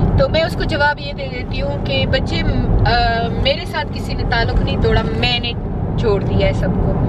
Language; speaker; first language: Urdu; non-native, local second language; Pashto